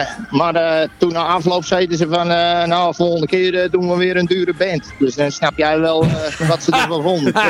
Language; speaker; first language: Dutch; native; Dutch